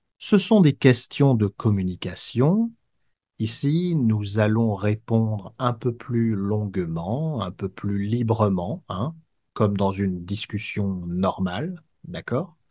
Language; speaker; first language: French; native; French